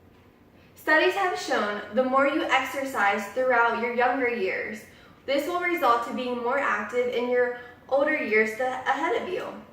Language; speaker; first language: English; native; English